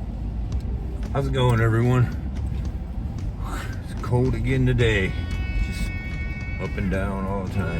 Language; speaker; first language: English; native; English